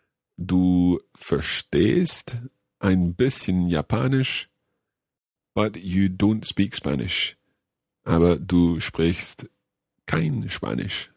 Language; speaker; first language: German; non-native, learner; English